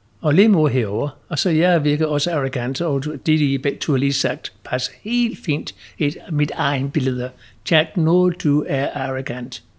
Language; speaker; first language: Danish; non-native, fluent; English